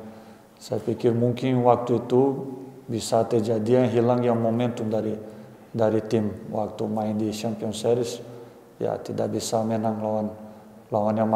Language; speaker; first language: Indonesian; non-native, fluent; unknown